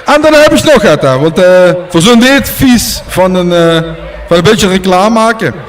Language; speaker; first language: Dutch; native; Dutch